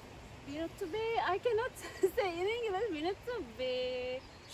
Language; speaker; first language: English; non-native, learner; Turkish